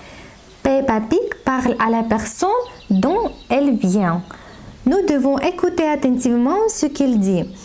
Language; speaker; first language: French; non-native, learner; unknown